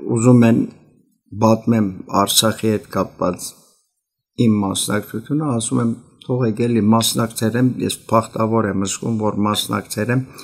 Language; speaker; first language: Armenian; early bilingual, heritage; Armenian